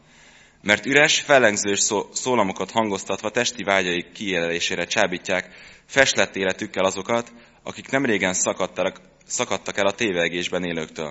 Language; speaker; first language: Hungarian; native; Hungarian